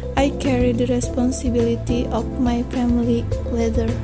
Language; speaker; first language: English; non-native, learner; Indonesian